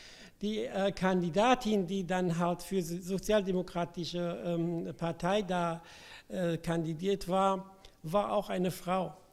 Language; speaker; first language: German; early bilingual, other home language; Central Kurdish